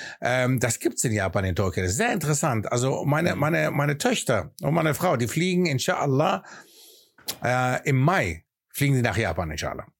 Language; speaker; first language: German; early bilingual, other home language; Greek